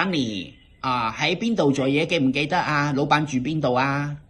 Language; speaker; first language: Cantonese; native; Cantonese